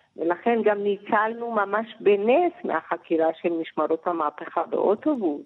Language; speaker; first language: Hebrew; early bilingual, other home language; Persian